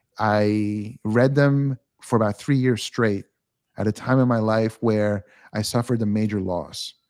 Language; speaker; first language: English; native; English